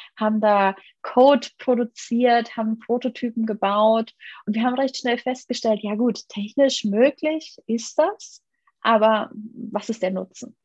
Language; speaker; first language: German; native; German